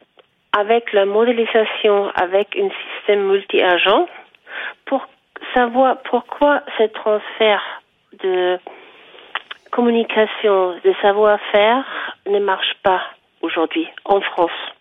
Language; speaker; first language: French; non-native, fluent; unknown